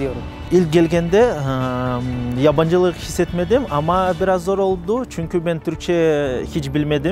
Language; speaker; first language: Turkish; non-native, learner; Kyrgyz